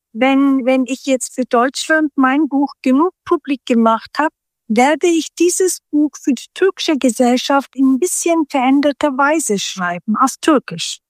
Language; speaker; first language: German; non-native, fluent; Turkish